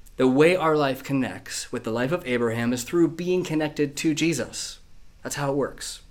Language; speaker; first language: English; native; English